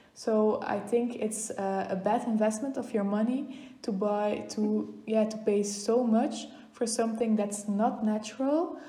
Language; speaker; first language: English; non-native, fluent; Dutch